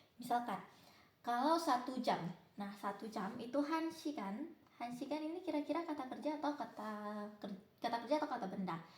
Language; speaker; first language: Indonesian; native; Indonesian